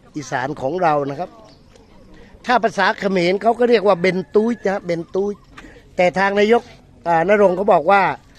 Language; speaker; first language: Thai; non-native, local second language; Northern Khmer